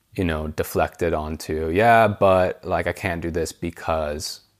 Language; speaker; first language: English; native; English